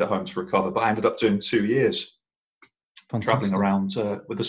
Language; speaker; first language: English; native; English